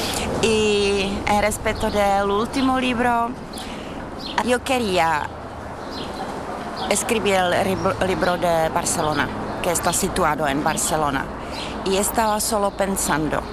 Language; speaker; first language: Spanish; non-native, learner; Czech